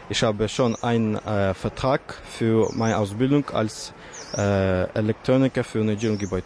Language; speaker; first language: German; non-native, fluent; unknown